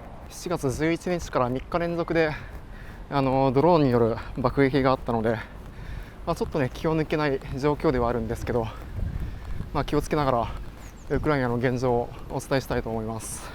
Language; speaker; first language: Japanese; native; Japanese